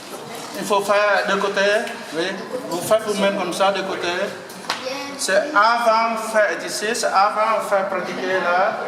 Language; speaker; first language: French; non-native, learner; Vietnamese